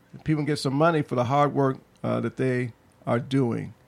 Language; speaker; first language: English; native; English